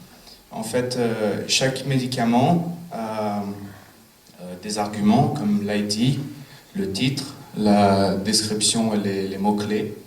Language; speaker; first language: French; non-native, fluent; Romanian